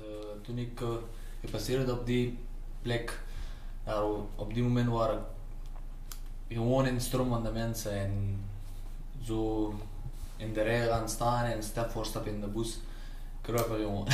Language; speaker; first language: Dutch; non-native, learner; Pashto